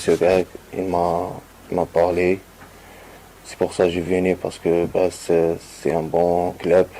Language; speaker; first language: French; non-native, learner; Arabic